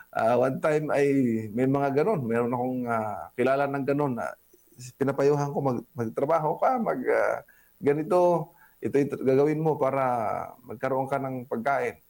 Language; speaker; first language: Filipino; non-native, local second language; Cebuano